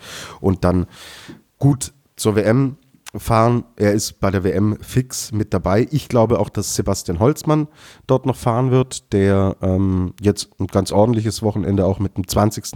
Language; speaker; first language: German; native; German